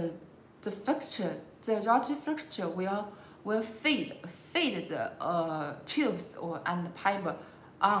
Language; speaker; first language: English; non-native, learner; Chinese